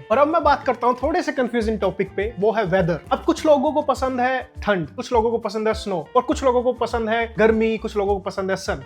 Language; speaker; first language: Hindi; native; Hindi